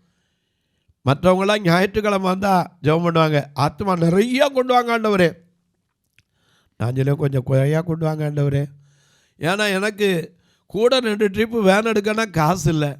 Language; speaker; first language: Tamil; native; Tamil